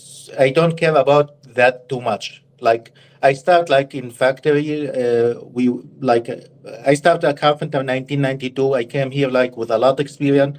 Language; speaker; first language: English; non-native, learner; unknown